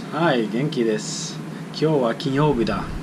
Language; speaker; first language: Japanese; non-native, learner; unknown